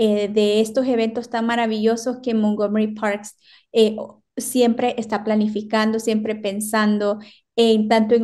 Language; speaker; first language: Spanish; native; Spanish